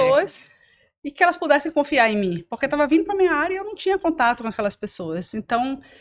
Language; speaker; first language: Portuguese; native; Portuguese